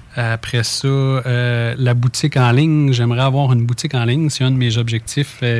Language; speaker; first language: French; native; French